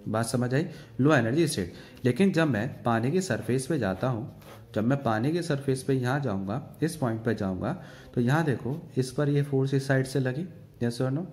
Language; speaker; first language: Hindi; native; Hindi